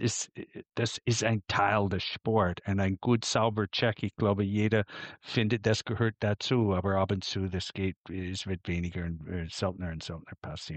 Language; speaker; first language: German; non-native, fluent; English